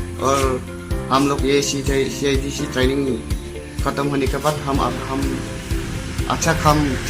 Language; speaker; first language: Hindi; non-native, local second language; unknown